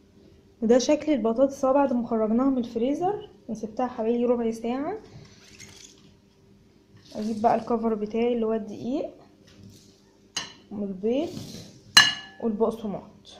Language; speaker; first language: Arabic; native; Arabic